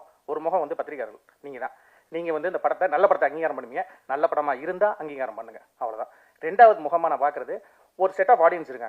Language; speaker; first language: Tamil; native; Tamil